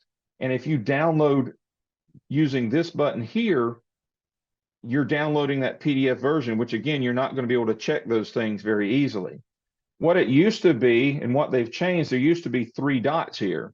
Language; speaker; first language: English; native; English